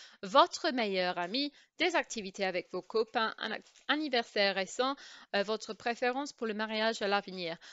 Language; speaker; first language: French; non-native, fluent; English